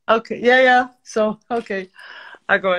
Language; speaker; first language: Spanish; non-native, learner; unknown